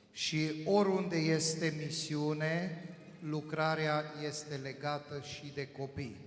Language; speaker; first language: Romanian; non-native, fluent; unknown